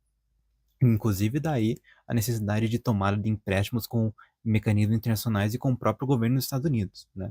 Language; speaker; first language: Portuguese; native; Portuguese